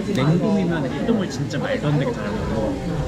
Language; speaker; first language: Korean; native; Korean